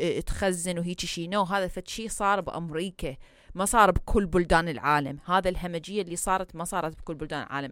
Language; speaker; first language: Arabic; early bilingual, heritage; Arabic